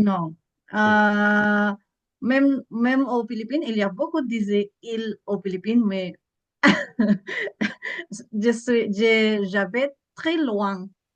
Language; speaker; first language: French; non-native, learner; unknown